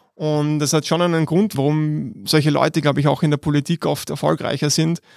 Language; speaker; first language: German; native; German